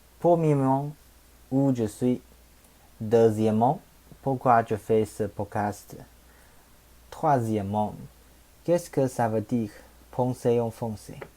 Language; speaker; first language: French; non-native, learner; Chinese